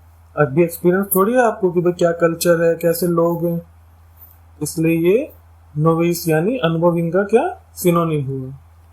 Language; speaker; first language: Hindi; native; Hindi